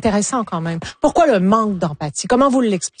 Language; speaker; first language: French; native; French